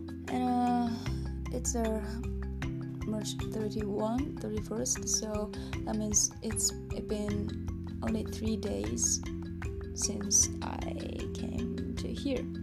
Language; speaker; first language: English; non-native, learner; Japanese